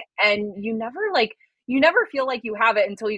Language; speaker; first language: English; native; English